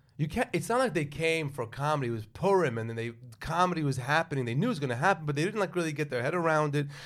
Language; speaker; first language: English; native; English